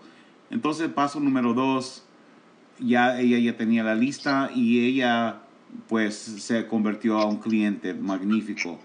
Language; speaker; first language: Spanish; early bilingual, heritage; Spanish